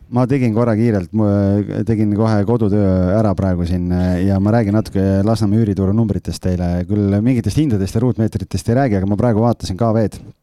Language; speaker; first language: Estonian; native; Estonian